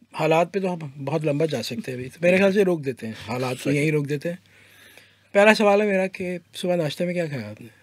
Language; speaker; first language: Urdu; native; Urdu